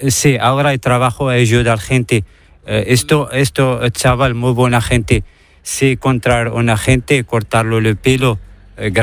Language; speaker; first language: Spanish; non-native, learner; Arabic